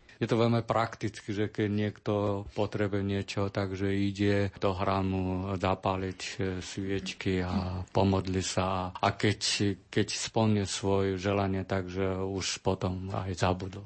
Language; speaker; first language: Slovak; non-native, learner; Chinese